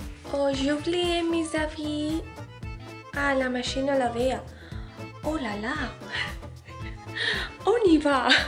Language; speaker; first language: French; non-native, learner; Spanish